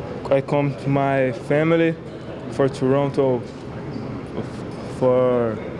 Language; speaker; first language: English; non-native, learner; Portuguese